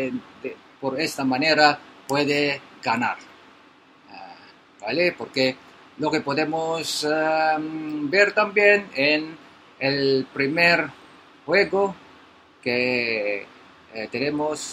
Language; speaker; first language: Spanish; non-native, learner; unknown